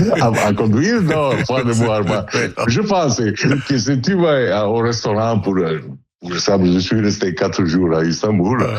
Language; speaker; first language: French; non-native, learner; Italian